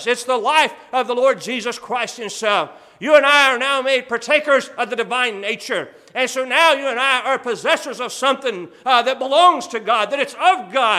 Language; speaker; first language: English; native; English